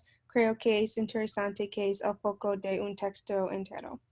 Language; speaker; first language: Spanish; non-native, learner; English